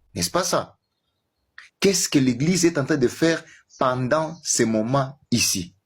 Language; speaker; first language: French; non-native, local second language; Swahili